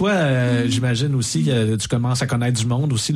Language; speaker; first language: French; native; French